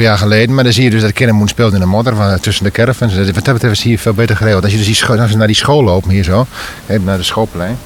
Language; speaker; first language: Dutch; native; Dutch